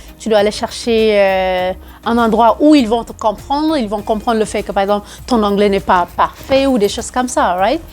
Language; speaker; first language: French; non-native, local second language; Wolof